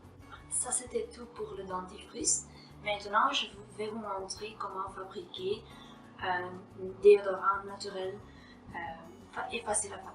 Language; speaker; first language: French; non-native, fluent; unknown